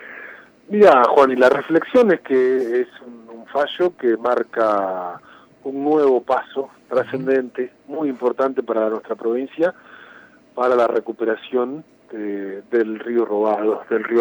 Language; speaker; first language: Spanish; native; Spanish